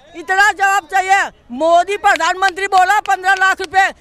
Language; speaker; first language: Hindi; non-native, local second language; Gujarati